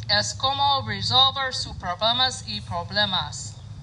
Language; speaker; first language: Spanish; non-native, learner; English